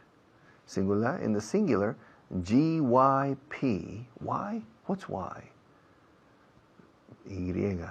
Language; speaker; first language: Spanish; non-native, fluent; English